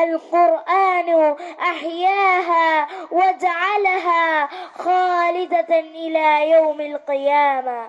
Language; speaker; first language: Arabic; non-native, learner; Malayalam